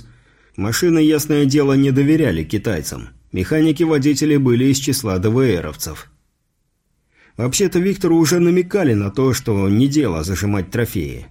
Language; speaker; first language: Russian; native; Russian